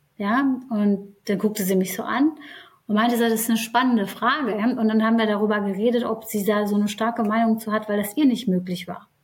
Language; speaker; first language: German; early bilingual, other home language; Turkish